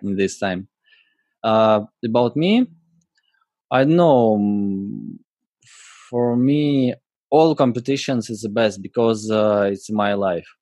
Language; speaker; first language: English; non-native, learner; Russian